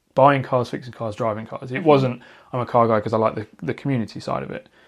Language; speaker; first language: English; native; English